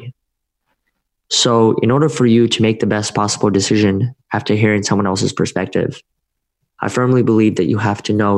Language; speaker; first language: English; early bilingual, other home language; Russian